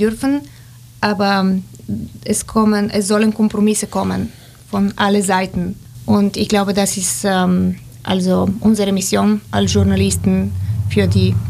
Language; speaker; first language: German; non-native, fluent; Bulgarian